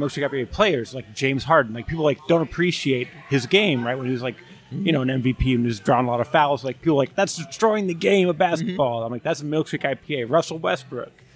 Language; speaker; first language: English; native; English